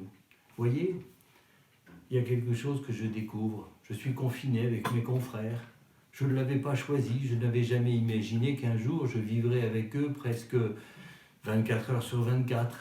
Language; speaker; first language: French; native; French